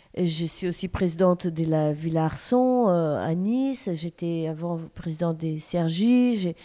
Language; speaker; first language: French; non-native, fluent; Portuguese